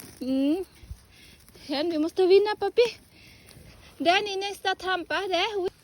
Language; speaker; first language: Swedish; non-native, learner; Thai